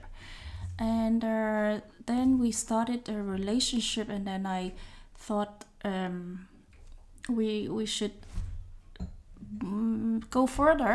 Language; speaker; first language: English; non-native, local second language; Cantonese